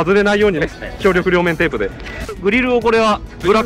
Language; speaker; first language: Japanese; native; Japanese